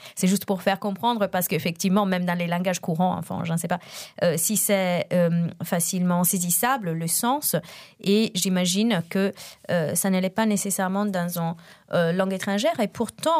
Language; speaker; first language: French; non-native, fluent; Italian